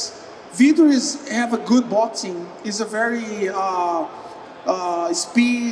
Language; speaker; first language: English; non-native, learner; Portuguese